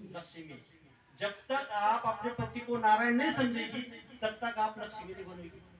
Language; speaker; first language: Hindi; non-native, local second language; Marathi